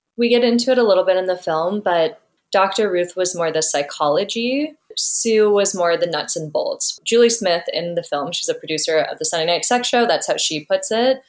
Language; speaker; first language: English; native; English